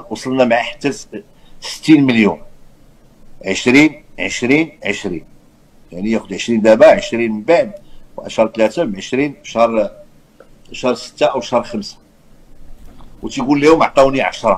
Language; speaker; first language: Arabic; native; Arabic